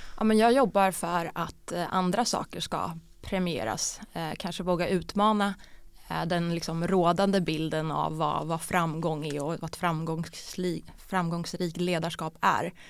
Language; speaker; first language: Swedish; early bilingual, other home language; Bosnian